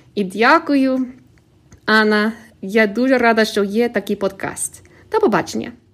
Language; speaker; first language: Ukrainian; non-native, fluent; English